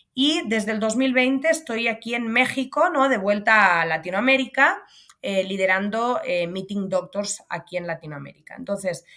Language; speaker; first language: Spanish; native; Spanish